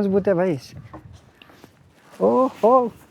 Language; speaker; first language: Hindi; native; Hindi